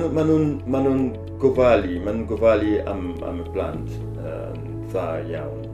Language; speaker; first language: Welsh; non-native, learner; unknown